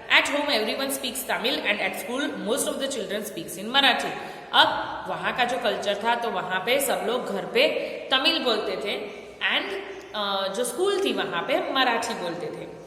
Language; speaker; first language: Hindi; non-native, local second language; Gujarati